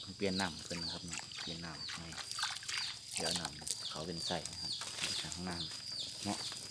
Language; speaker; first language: Thai; native; Thai